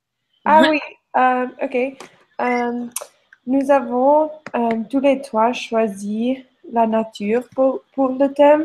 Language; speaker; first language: French; non-native, learner; English